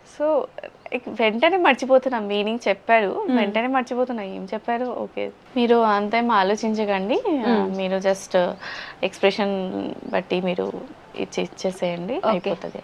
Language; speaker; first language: Telugu; non-native, learner; Bangla